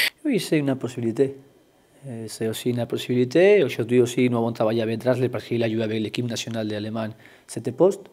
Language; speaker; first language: French; non-native, learner; Spanish